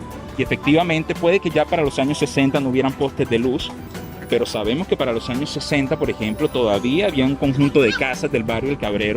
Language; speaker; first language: Spanish; native; Spanish